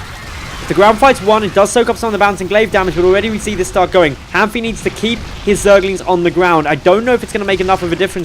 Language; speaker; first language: English; native; English